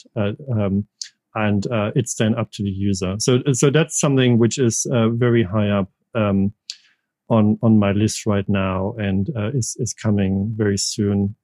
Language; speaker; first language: English; non-native, fluent; German